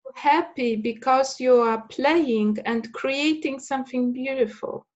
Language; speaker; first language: English; non-native, fluent; Polish